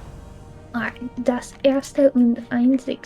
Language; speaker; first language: German; non-native, learner; English